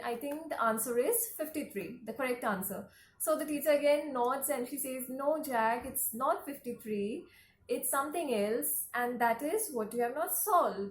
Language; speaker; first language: English; non-native, local second language; Hindi